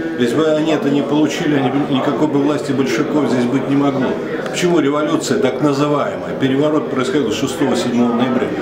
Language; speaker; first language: Russian; native; Russian